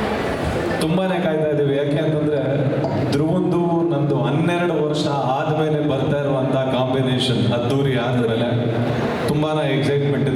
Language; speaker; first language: Kannada; native; Kannada